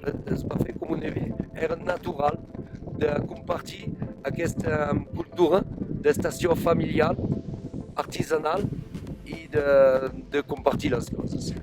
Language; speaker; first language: Catalan; non-native, fluent; French